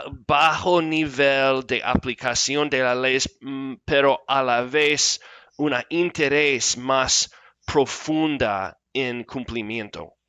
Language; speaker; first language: Spanish; non-native, fluent; English